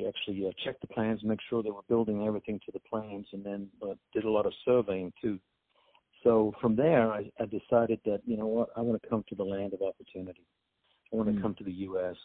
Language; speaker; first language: English; native; English